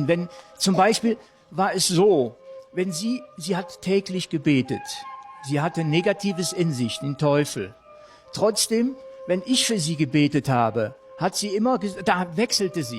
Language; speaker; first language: German; non-native, fluent; English